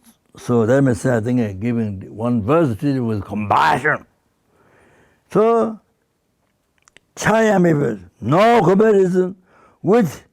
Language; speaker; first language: English; non-native, fluent; Sherpa